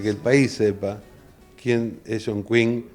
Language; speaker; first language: Spanish; native; Spanish